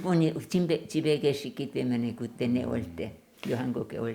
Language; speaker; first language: Korean; non-native, learner; German